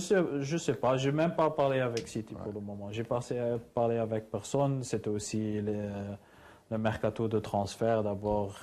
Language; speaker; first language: French; non-native, learner; Dutch